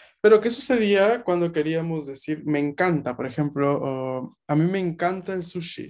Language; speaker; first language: Spanish; native; Spanish